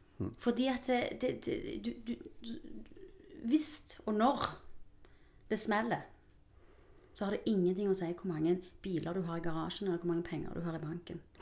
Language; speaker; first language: Norwegian; early bilingual, other home language; Spanish